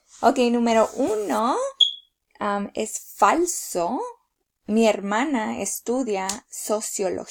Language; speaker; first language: Spanish; early bilingual, heritage; Spanish